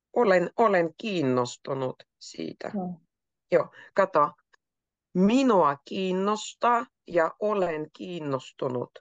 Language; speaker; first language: Finnish; native; Finnish